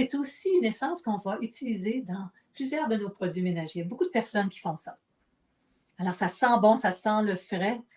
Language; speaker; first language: French; native; French